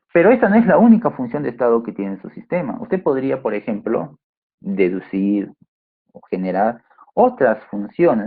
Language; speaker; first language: Spanish; native; Spanish